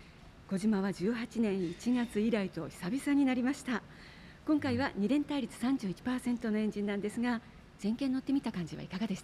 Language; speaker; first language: Japanese; native; Japanese